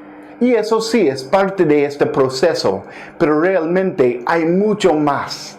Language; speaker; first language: Spanish; non-native, fluent; English